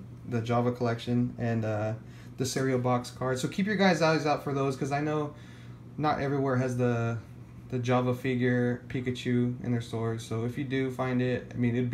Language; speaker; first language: English; native; English